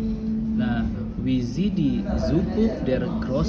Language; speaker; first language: German; non-native, learner; Indonesian